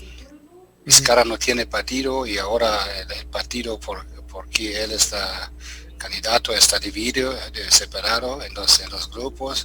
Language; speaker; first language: Spanish; non-native, fluent; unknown